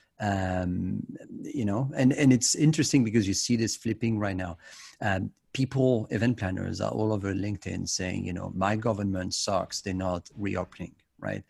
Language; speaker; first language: English; non-native, fluent; French